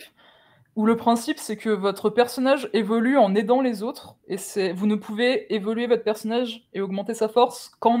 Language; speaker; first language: French; native; French